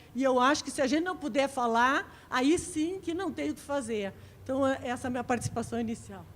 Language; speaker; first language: Portuguese; native; Portuguese